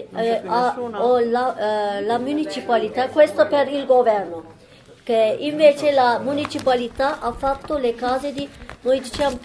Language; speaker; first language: Italian; non-native, learner; Turkish